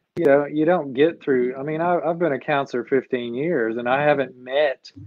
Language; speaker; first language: English; native; English